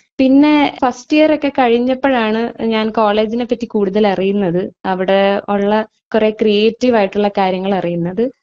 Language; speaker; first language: Malayalam; early bilingual, heritage; Malayalam